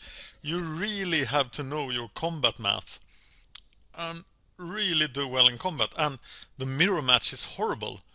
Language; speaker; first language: English; non-native, fluent; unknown